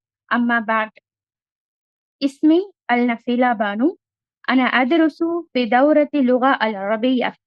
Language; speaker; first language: Arabic; non-native, learner; Tamil